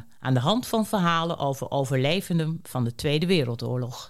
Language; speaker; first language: Dutch; native; Dutch